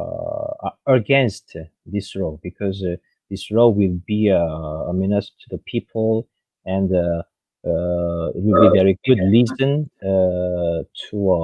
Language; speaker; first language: English; non-native, fluent; French